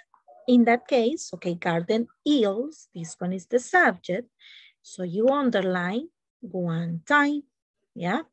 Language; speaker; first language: English; non-native, learner; Spanish